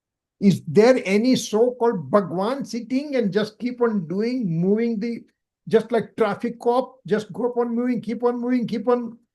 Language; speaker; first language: English; non-native, local second language; Gujarati